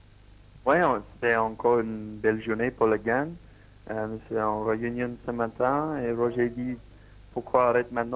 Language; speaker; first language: French; non-native, learner; Swedish